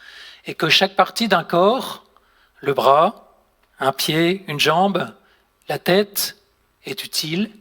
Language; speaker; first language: French; native; French